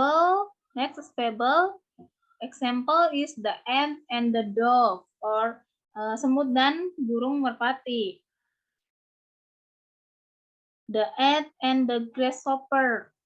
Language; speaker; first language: English; non-native, learner; Indonesian